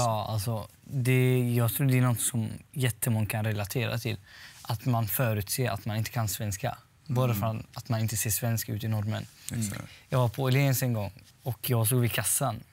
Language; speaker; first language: Swedish; early bilingual, other home language; Arabic